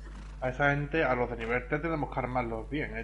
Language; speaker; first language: Spanish; native; Spanish